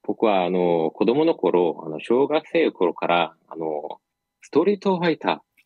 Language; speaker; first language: Japanese; non-native, fluent; Korean